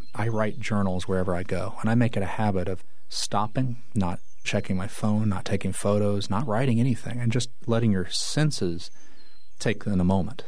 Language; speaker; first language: English; native; English